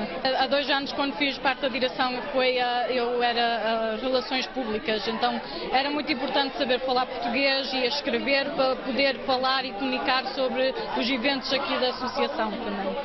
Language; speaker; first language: Portuguese; early bilingual, heritage; Portuguese